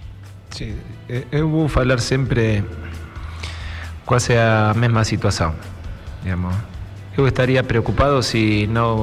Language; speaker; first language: Portuguese; non-native, learner; Spanish